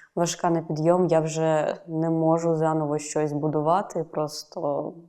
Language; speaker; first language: Ukrainian; native; Ukrainian